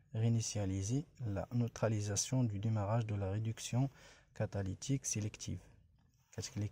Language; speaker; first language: French; non-native, local second language; Arabic